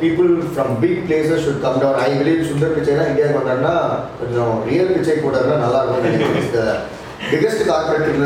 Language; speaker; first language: English; non-native, local second language; Tamil